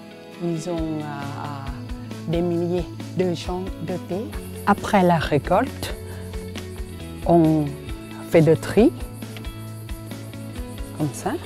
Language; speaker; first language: French; non-native, learner; Thai